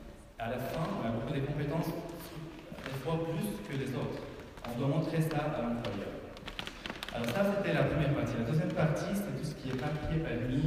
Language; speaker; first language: French; non-native, fluent; Arabic